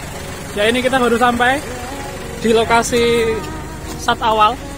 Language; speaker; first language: Indonesian; native; Indonesian